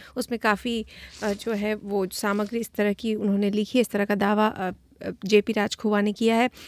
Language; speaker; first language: Hindi; native; Hindi